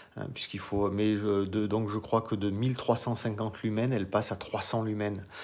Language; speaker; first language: French; native; French